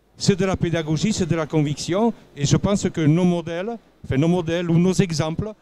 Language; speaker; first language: French; native; French